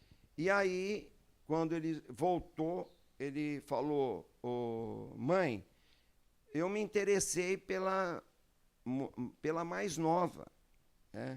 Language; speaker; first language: Portuguese; early bilingual, other home language; Arabic